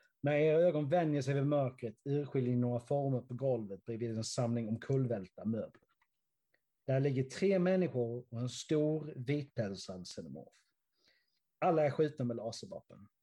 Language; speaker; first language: Swedish; native; Swedish